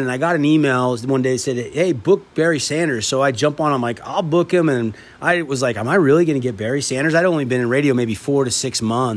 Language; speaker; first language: English; native; English